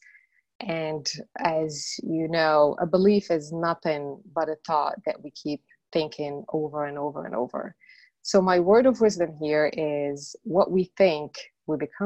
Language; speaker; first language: English; non-native, fluent; Arabic